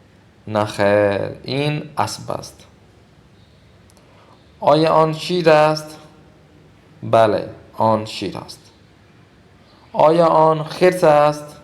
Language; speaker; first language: Persian; non-native, fluent; Urdu